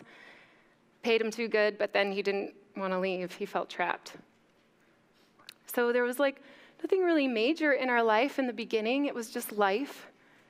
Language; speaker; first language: English; native; English